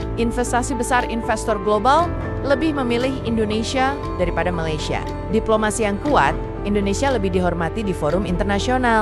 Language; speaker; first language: Indonesian; native; Indonesian